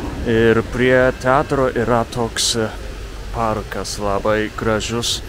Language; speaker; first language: Lithuanian; non-native, fluent; Japanese